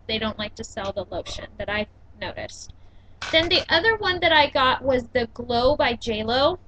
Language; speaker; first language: English; native; English